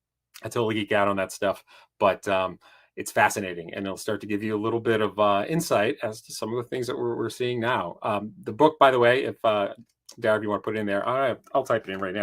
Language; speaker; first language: English; native; English